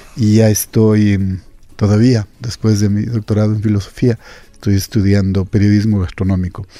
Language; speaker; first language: Spanish; native; Spanish